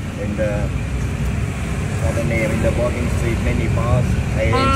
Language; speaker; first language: English; non-native, learner; German